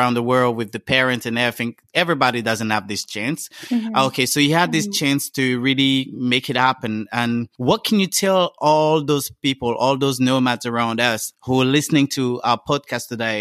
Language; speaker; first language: English; non-native, fluent; French